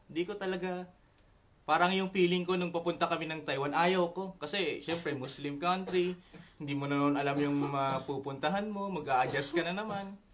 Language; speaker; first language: Filipino; native; Filipino